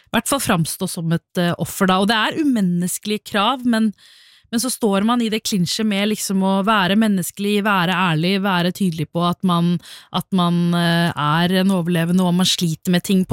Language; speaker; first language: Norwegian; early bilingual, other home language; Tamil